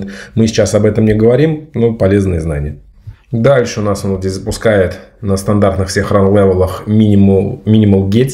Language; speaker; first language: Russian; native; Russian